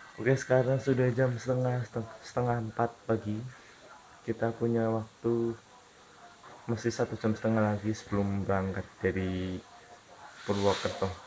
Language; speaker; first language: Indonesian; native; Indonesian